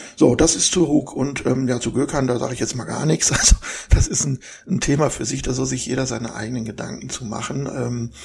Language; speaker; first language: German; native; German